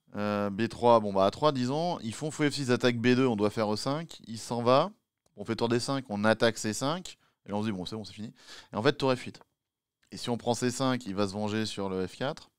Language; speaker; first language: French; native; French